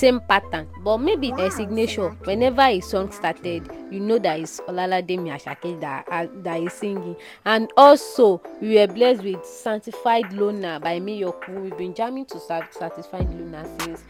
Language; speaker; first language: English; non-native, local second language; Yoruba